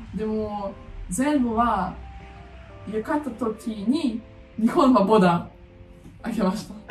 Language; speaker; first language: Japanese; non-native, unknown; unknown